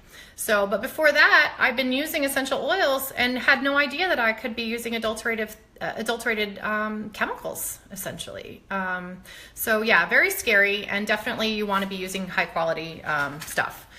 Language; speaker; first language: English; native; English